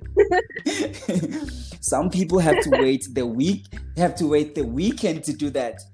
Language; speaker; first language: English; non-native, local second language; Zulu